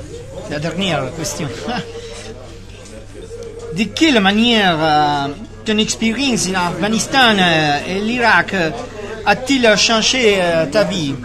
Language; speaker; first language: French; non-native, learner; Spanish